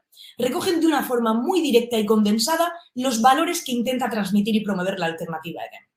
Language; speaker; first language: Spanish; native; Spanish